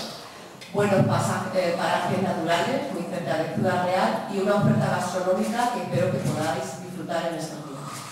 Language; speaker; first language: Spanish; native; Spanish